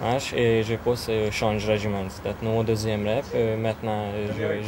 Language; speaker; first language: French; non-native, learner; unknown